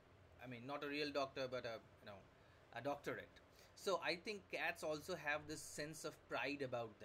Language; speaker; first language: English; non-native, local second language; Bangla